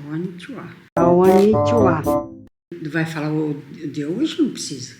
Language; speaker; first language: Portuguese; non-native, local second language; Japanese